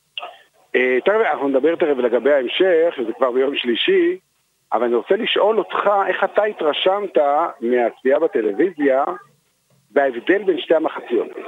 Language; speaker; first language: Hebrew; native; Hebrew